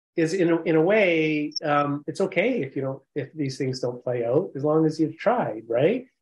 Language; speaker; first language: English; native; English